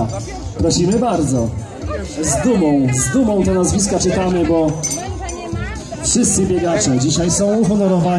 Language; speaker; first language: Polish; native; Polish